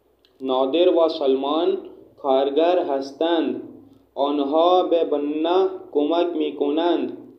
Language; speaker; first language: Persian; non-native, fluent; Urdu